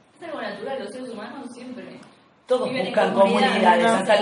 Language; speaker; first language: Spanish; native; Spanish